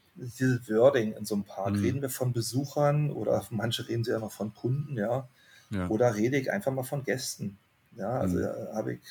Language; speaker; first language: German; native; German